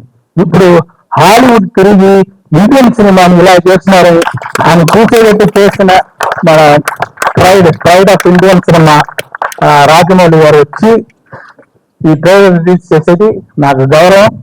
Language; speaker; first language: Telugu; non-native, fluent; Tamil